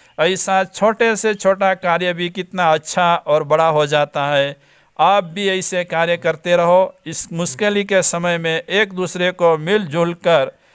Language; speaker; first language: Hindi; non-native, local second language; Gujarati